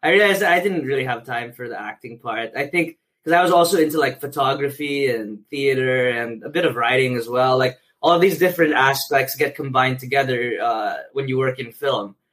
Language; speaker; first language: English; non-native, local second language; Filipino